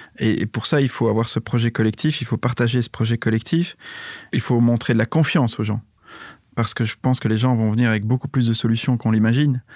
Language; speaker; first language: French; native; French